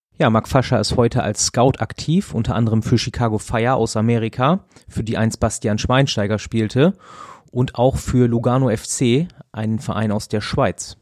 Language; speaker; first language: German; native; German